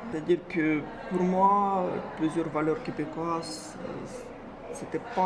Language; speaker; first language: French; non-native, fluent; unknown